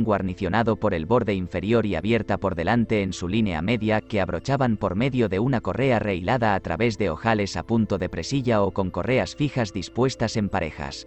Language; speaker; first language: Spanish; native; Spanish